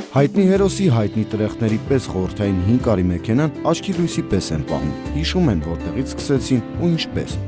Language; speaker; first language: Armenian; native; Armenian